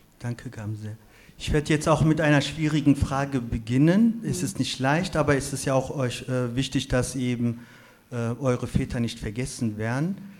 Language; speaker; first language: German; native; German